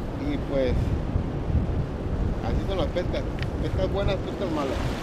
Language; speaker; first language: Spanish; native; Spanish